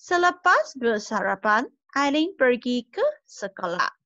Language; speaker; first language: Malay; non-native, local second language; Chinese